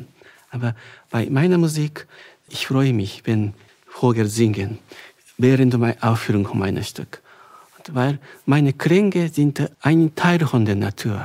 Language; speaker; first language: German; non-native, fluent; Japanese